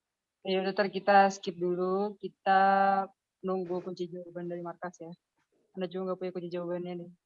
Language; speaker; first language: Indonesian; native; Indonesian